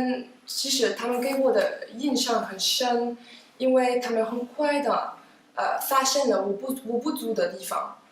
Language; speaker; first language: Chinese; non-native, fluent; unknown